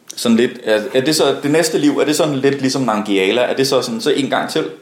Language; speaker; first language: Danish; native; Danish